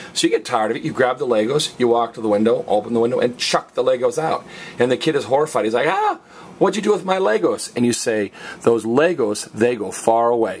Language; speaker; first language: English; native; English